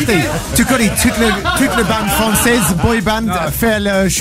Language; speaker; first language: French; non-native, learner; English